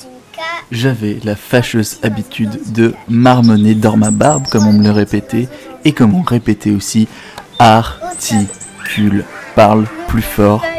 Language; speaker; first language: French; native; French